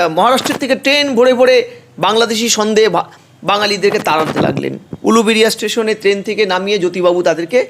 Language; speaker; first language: Bangla; native; Bangla